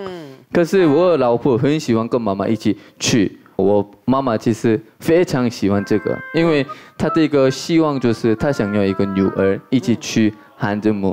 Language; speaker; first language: Chinese; non-native, fluent; Korean